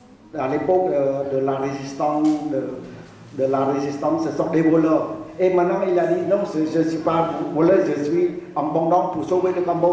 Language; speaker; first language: French; non-native, learner; Khmer